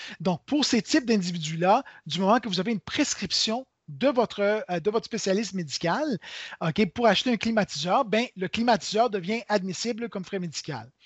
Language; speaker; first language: French; native; French